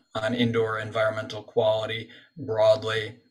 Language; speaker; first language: English; native; English